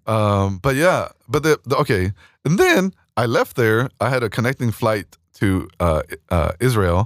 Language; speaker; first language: English; early bilingual, other home language; Spanish